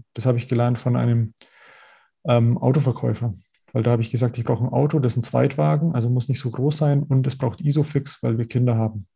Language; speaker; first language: German; native; German